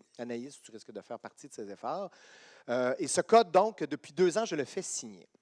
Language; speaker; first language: French; native; French